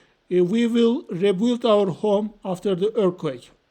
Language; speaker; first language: English; non-native, fluent; Turkish